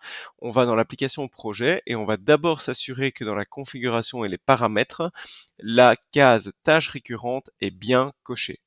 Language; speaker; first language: French; native; French